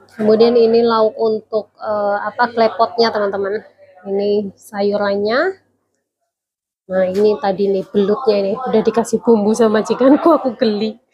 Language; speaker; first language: Indonesian; non-native, local second language; Javanese